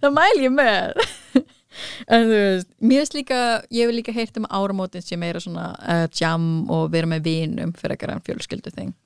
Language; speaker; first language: Icelandic; non-native, fluent; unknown